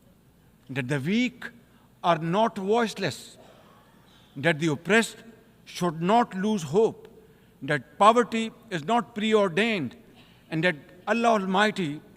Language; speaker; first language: English; non-native, local second language; Urdu